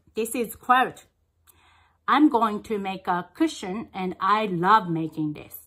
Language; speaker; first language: English; non-native, fluent; Japanese